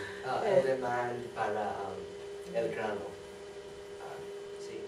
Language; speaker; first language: Spanish; non-native, learner; English